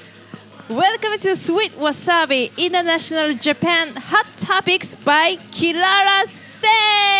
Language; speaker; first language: English; non-native, fluent; Japanese